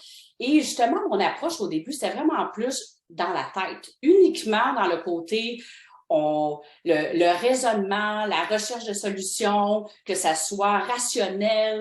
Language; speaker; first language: French; native; French